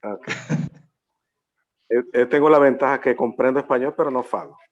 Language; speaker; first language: Portuguese; non-native, learner; Spanish